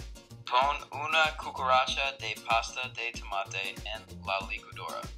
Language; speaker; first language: Spanish; non-native, learner; English